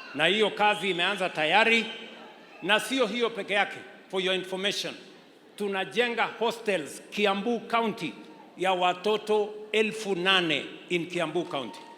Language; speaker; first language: Swahili; non-native, local second language; Kalenjin